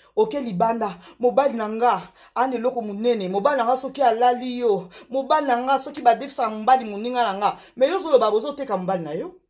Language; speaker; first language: French; non-native, local second language; Lingala